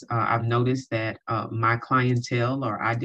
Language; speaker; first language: English; native; English